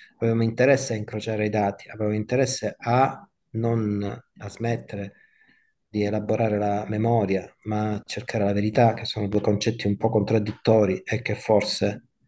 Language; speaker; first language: Italian; native; Italian